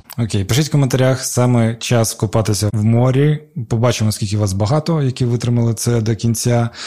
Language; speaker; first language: Ukrainian; non-native, local second language; Crimean Tatar